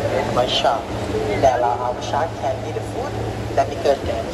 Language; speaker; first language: English; non-native, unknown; Thai